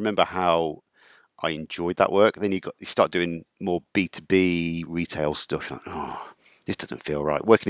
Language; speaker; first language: English; native; English